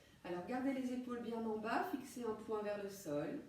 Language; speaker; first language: French; native; French